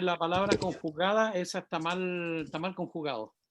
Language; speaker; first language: Spanish; native; Spanish